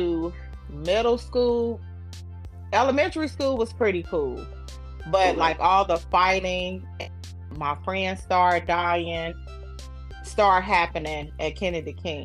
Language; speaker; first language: English; native; English